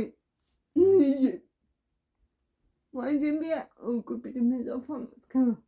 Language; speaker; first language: French; non-native, learner; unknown